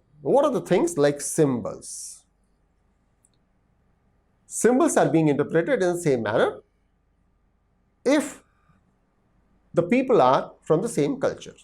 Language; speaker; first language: English; non-native, local second language; Hindi